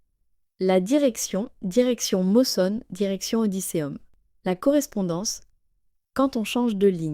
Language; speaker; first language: French; native; French